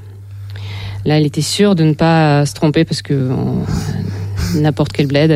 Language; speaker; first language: French; non-native, fluent; Russian